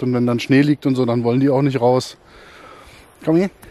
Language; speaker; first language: German; native; German